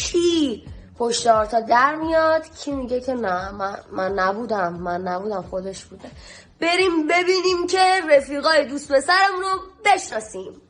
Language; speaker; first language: Persian; native; Persian